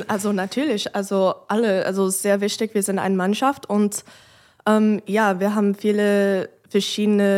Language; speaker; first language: German; non-native, fluent; English